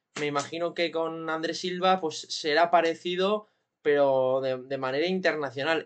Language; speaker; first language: Spanish; native; Spanish